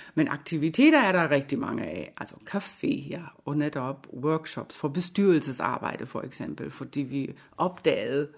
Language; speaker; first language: Danish; non-native, fluent; German